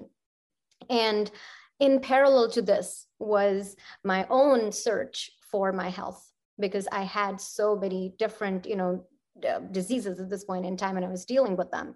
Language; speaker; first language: English; non-native, local second language; Punjabi